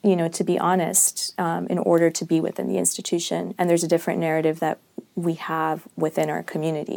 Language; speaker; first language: English; non-native, local second language; Urdu